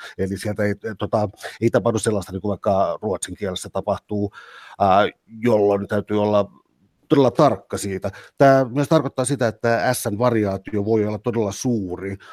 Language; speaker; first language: Finnish; native; Finnish